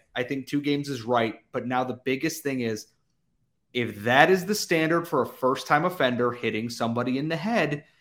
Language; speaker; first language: English; native; English